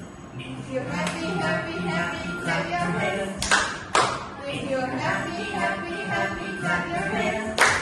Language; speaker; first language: English; non-native, learner; Malay